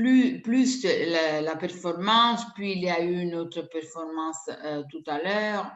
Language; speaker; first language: French; non-native, fluent; Italian